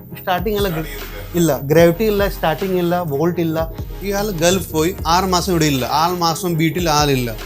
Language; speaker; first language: Malayalam; non-native, learner; Kannada